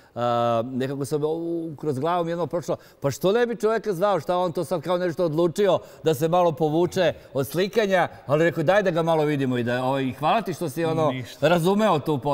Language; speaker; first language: Serbian; native; Serbian